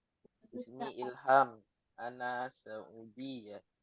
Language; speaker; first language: Arabic; non-native, learner; Indonesian